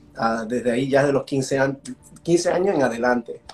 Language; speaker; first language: Spanish; early bilingual, heritage; Spanish